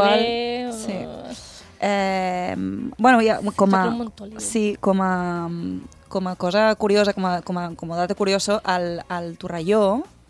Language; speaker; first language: Catalan; native; Catalan